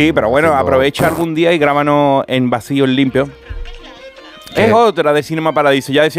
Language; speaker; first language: Spanish; native; Spanish